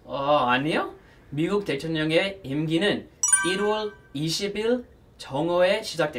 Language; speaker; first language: Korean; non-native, fluent; English